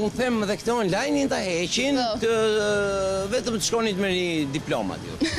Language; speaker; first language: Albanian; native; Albanian